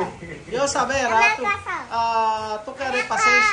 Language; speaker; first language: Spanish; non-native, learner; Filipino